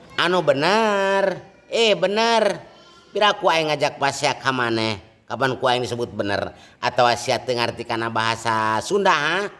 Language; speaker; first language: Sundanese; non-native, fluent; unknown